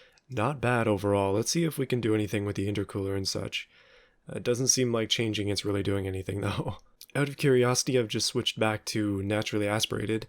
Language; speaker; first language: English; native; English